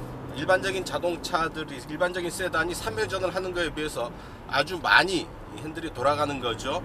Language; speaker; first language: Korean; native; Korean